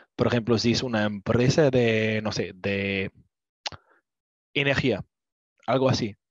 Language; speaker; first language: Spanish; non-native, learner; English